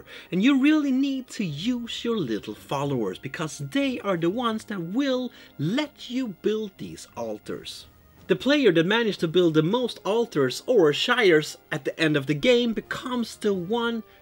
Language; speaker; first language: English; non-native, fluent; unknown